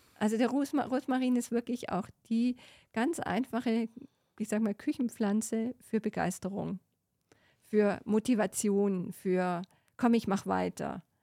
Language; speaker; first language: German; native; German